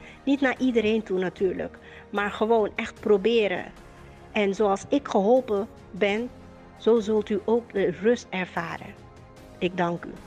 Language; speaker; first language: Dutch; native; Dutch